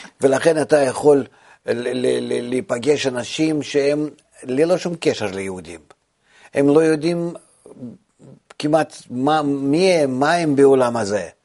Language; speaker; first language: Hebrew; non-native, fluent; Russian